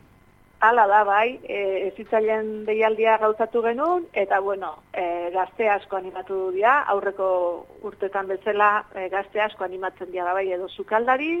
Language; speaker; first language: Basque; native; Basque